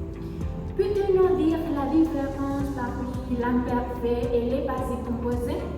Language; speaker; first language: French; non-native, learner; Spanish